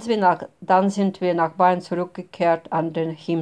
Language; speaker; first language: German; non-native, fluent; Russian